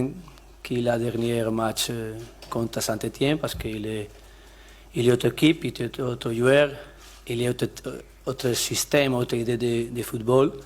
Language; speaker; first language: French; non-native, learner; Spanish